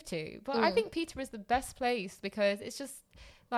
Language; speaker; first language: English; native; English